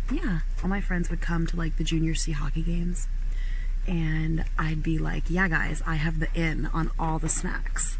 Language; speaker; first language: English; native; English